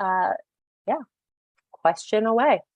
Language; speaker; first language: English; native; English